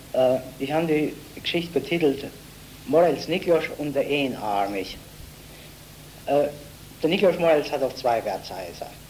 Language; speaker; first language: German; native; German